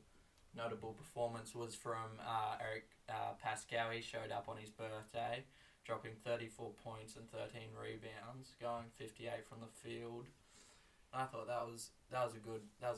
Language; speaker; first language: English; native; English